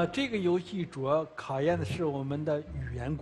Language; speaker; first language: Chinese; native; Chinese